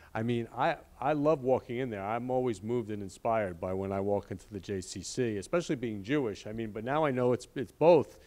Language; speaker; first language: English; native; English